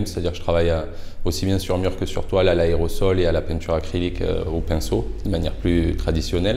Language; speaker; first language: French; native; French